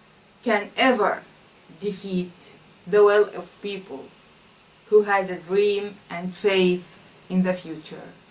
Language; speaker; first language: English; non-native, fluent; Arabic